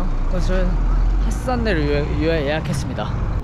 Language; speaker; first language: Korean; native; Korean